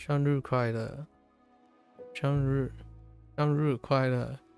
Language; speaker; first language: Chinese; non-native, learner; English